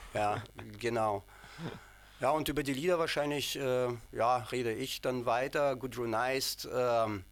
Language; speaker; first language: German; non-native, fluent; Ukrainian